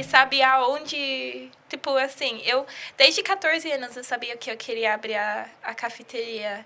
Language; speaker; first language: Portuguese; early bilingual, heritage; English